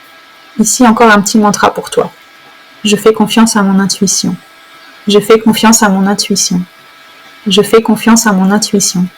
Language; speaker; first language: French; native; French